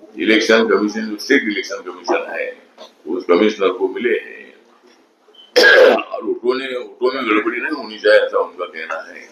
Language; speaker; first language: Hindi; non-native, local second language; Marathi